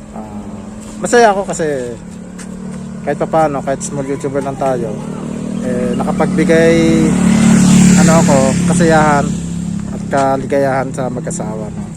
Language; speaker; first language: Filipino; native; Filipino